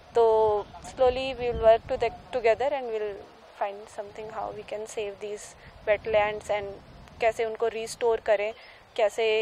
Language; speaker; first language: Hindi; native; Hindi